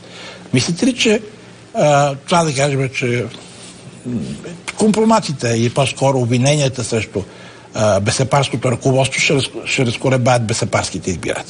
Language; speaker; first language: Bulgarian; native; Bulgarian